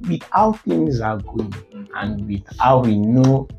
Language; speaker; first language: English; non-native, local second language; Yoruba